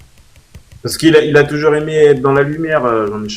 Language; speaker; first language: French; native; French